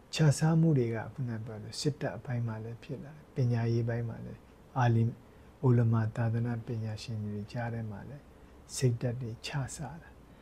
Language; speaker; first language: Burmese; native; Burmese